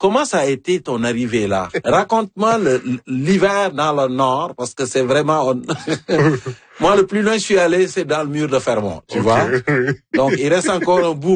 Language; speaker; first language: French; native; French